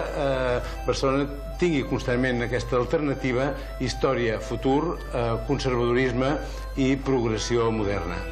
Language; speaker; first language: Catalan; native; Catalan